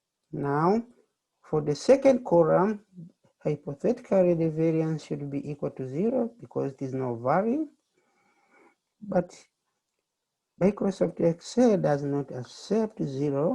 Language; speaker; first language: English; non-native, fluent; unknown